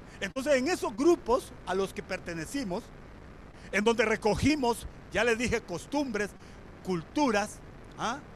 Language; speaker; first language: Spanish; native; Spanish